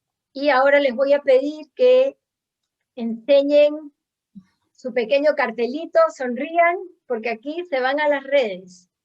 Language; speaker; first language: Spanish; native; Spanish